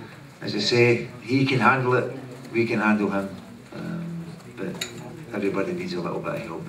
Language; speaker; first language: English; native; English